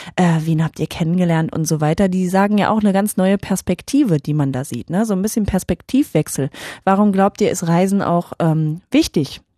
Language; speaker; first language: German; native; German